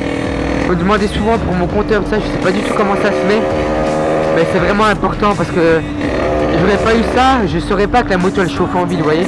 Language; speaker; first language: French; native; French